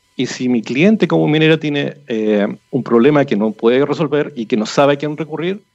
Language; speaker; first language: Spanish; native; Spanish